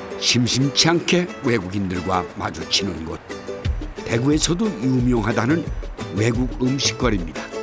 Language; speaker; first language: Korean; native; Korean